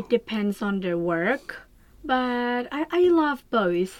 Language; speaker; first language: English; non-native, learner; Thai